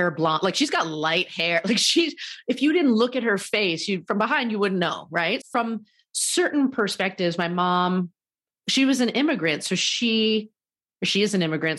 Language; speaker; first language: English; native; English